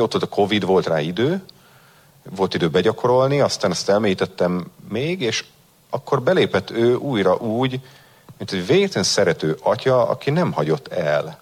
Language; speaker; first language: Hungarian; native; Hungarian